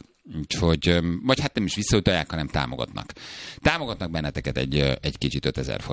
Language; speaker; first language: Hungarian; native; Hungarian